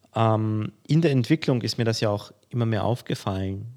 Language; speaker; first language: German; early bilingual, other home language; Polish